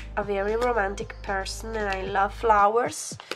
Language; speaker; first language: English; non-native, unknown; Italian